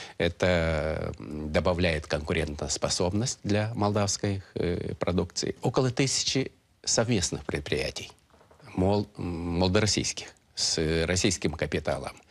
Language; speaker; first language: Russian; non-native, local second language; Romanian